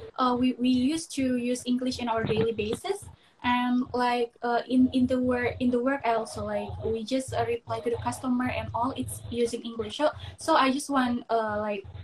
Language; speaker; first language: English; non-native, local second language; Indonesian